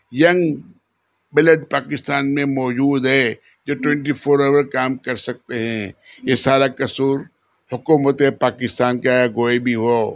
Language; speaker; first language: Urdu; non-native, local second language; Memoni